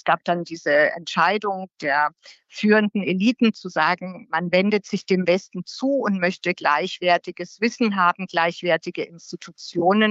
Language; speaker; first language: German; native; German